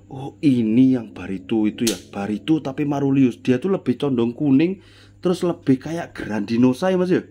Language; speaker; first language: Indonesian; native; Indonesian